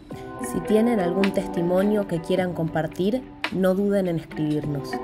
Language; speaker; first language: Spanish; native; Spanish